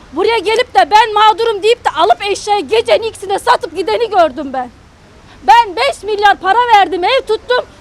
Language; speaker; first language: Turkish; native; Turkish